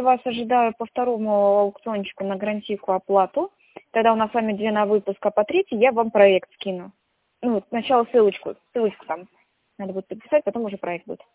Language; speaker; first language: Russian; native; Russian